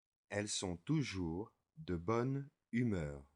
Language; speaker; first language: French; non-native, fluent; English